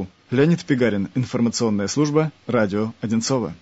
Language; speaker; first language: Russian; native; Russian